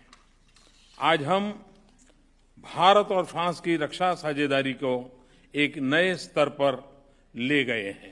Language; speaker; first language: Hindi; non-native, local second language; Gujarati